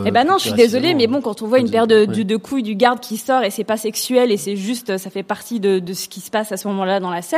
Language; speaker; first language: French; native; French